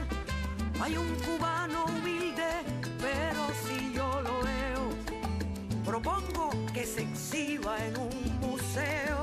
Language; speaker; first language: Spanish; native; Spanish